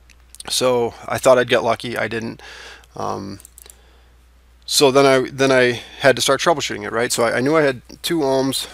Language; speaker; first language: English; native; English